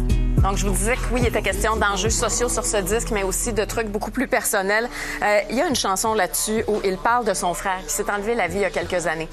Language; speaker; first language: French; native; French